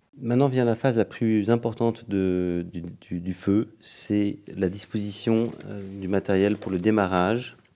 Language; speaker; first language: French; native; French